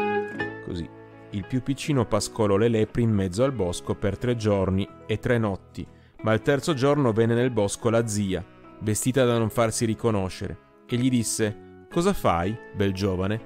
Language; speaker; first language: Italian; native; Italian